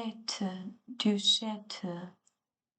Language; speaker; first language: French; non-native, learner; Chinese